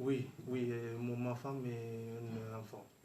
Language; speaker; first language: French; non-native, learner; Fijian